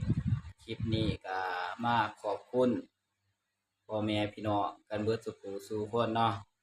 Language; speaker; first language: Thai; non-native, local second language; Lao